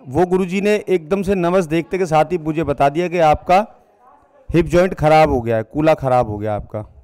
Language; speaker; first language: Hindi; native; Hindi